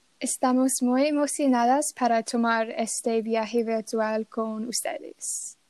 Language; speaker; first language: Spanish; non-native, learner; English